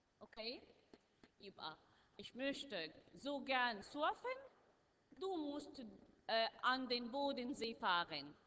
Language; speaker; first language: German; non-native, learner; Arabic